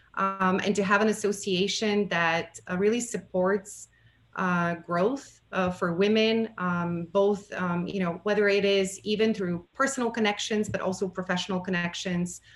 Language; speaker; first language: English; non-native, fluent; Bulgarian